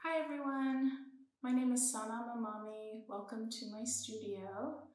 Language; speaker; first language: English; early bilingual, other home language; Persian